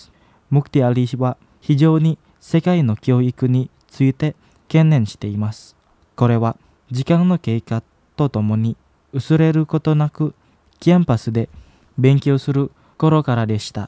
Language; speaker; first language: Japanese; non-native, fluent; Indonesian